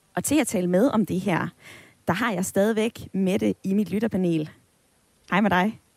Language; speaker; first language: Danish; native; Danish